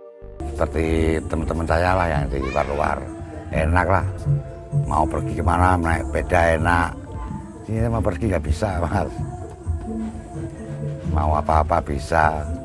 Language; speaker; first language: Indonesian; non-native, local second language; Javanese